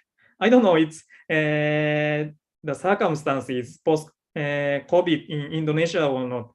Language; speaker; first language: English; non-native, learner; Japanese